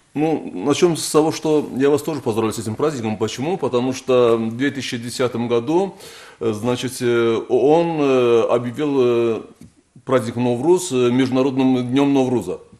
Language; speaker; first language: Russian; non-native, local second language; Azerbaijani